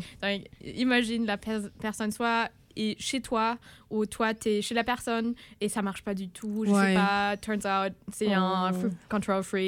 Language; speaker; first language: French; non-native, fluent; German